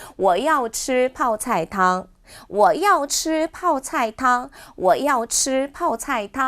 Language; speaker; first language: Chinese; non-native, fluent; Korean